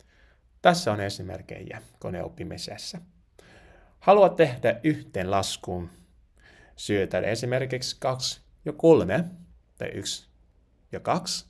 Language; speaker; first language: Finnish; non-native, learner; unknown